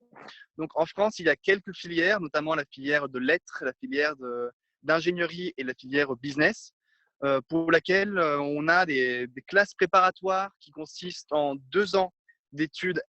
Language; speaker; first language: French; non-native, fluent; Italian